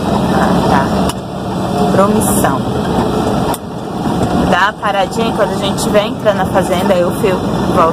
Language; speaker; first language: Portuguese; native; Portuguese